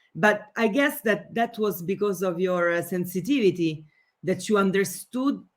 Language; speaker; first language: English; non-native, fluent; Italian